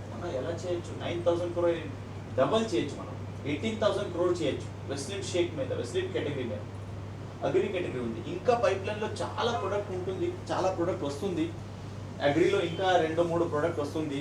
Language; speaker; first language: Telugu; non-native, learner; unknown